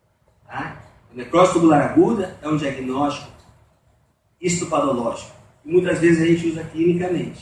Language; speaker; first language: Portuguese; native; Portuguese